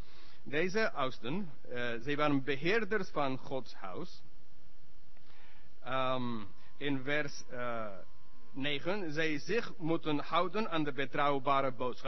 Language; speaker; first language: Dutch; non-native, learner; English